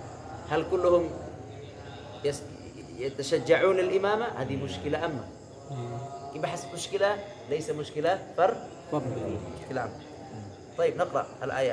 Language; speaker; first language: Arabic; non-native, fluent; Indonesian